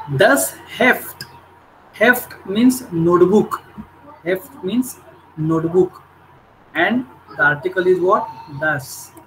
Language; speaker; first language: English; non-native, local second language; Marathi